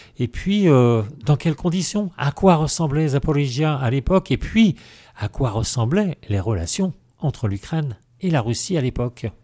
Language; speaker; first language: French; native; French